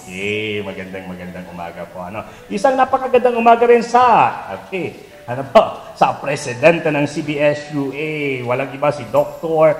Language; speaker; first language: Filipino; non-native, local second language; Bikol